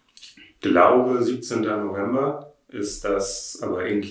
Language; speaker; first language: German; native; German